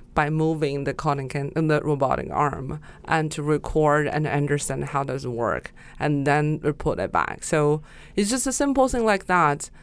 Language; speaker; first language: English; non-native, fluent; Chinese